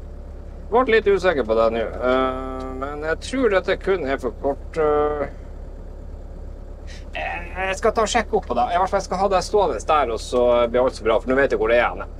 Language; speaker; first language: Norwegian; native; Norwegian